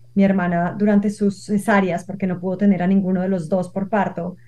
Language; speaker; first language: Spanish; native; Spanish